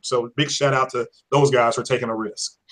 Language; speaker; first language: English; native; English